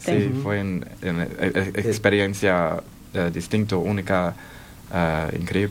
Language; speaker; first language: Spanish; non-native, learner; English